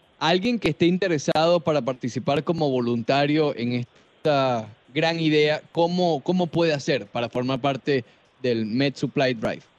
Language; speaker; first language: Spanish; native; Spanish